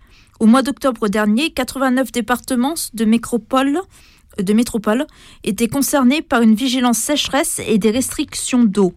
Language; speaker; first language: French; native; French